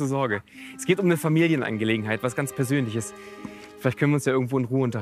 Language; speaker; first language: German; native; German